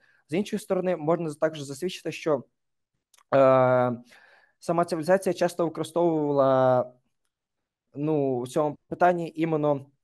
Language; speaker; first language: Ukrainian; native; Ukrainian